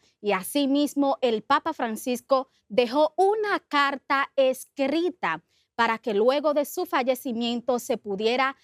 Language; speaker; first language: Spanish; native; Spanish